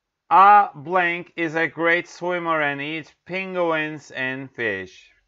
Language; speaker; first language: English; non-native, fluent; Turkish